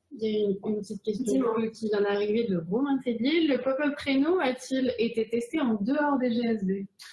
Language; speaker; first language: French; native; French